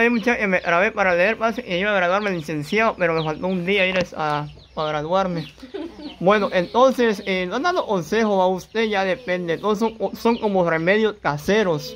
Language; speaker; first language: Spanish; native; Spanish